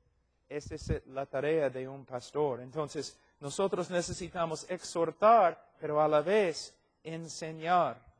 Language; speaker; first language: Spanish; non-native, fluent; English